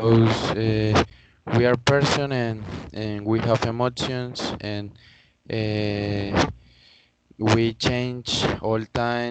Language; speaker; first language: English; non-native, learner; Spanish